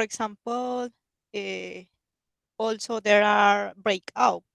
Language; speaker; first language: English; non-native, learner; Spanish